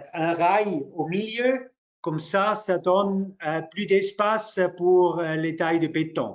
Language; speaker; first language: French; non-native, local second language; German